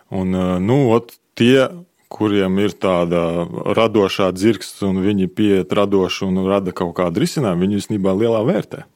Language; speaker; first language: Latvian; non-native, local second language; Russian